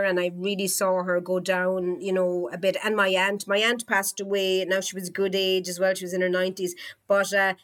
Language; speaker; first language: English; native; English